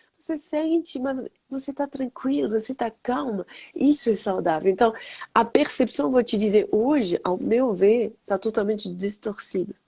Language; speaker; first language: Portuguese; non-native, fluent; French